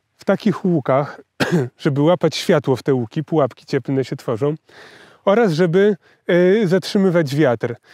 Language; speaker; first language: Polish; native; Polish